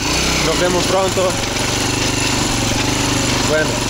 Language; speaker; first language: Spanish; non-native, learner; Portuguese